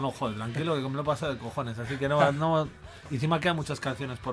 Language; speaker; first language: Spanish; native; Spanish